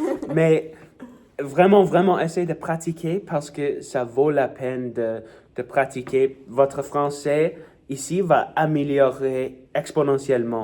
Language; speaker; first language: French; non-native, local second language; English